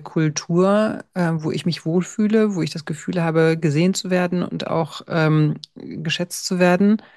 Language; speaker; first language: German; native; German